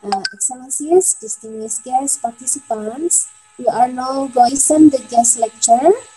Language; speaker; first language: English; non-native, fluent; Indonesian